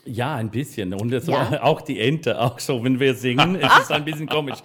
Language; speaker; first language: German; non-native, learner; English